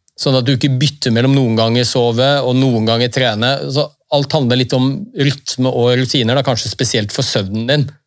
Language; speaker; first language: Norwegian; native; Norwegian